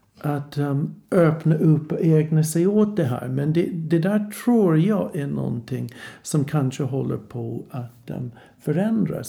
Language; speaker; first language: Swedish; non-native, fluent; English